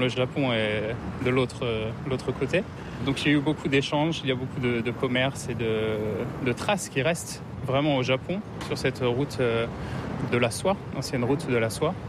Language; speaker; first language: French; native; French